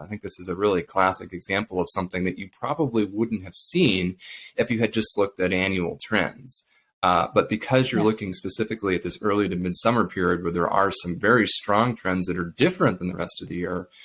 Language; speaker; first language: English; native; English